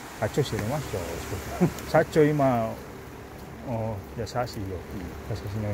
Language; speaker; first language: Japanese; non-native, learner; Indonesian